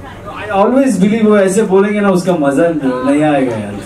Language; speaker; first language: Hindi; non-native, fluent; Kannada